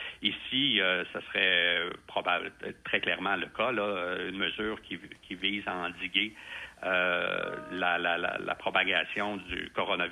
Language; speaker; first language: French; native; French